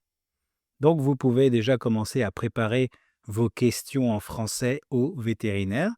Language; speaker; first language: French; native; French